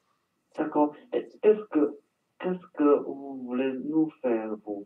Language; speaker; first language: French; non-native, learner; Chinese